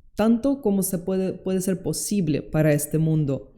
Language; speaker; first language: Spanish; non-native, fluent; Russian